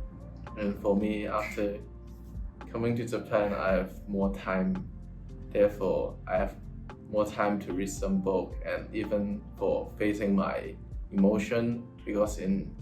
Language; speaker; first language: English; non-native, local second language; Cantonese